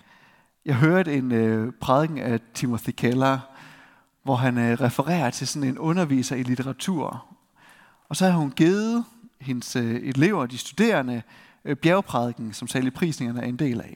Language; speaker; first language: Danish; native; Danish